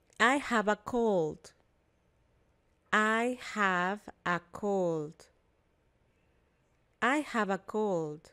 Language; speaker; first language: English; non-native, fluent; Spanish